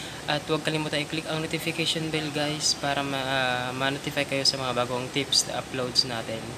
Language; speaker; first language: Filipino; non-native, local second language; Cebuano